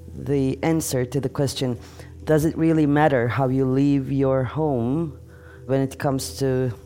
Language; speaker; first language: English; non-native, fluent; Turkish